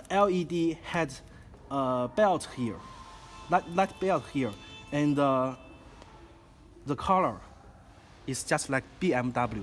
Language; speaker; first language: English; non-native, learner; Chinese